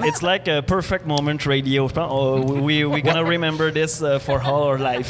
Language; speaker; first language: English; non-native, learner; French